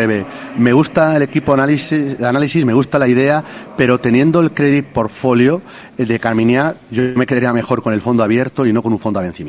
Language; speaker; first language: Spanish; native; Spanish